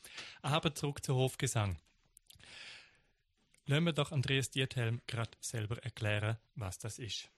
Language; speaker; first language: German; native; German